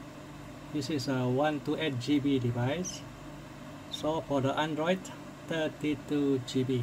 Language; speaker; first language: English; non-native, fluent; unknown